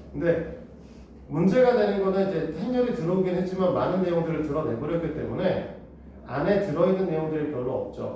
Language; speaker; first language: Korean; native; Korean